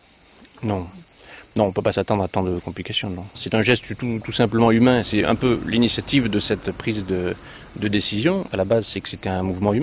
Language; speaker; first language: French; non-native, fluent; Arabic